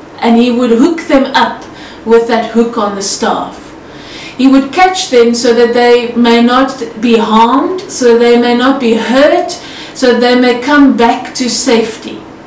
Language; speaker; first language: English; non-native, local second language; Afrikaans